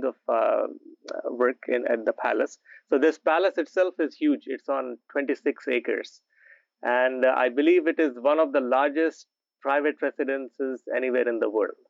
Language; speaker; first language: English; non-native, local second language; Urdu